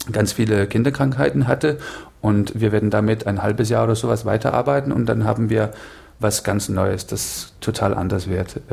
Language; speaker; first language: German; non-native, learner; Danish